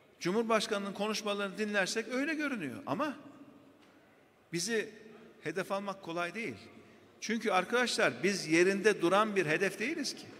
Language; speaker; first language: Turkish; native; Turkish